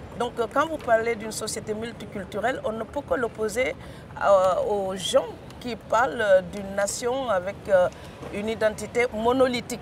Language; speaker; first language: French; non-native, local second language; Serer